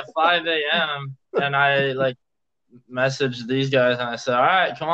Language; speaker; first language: English; native; English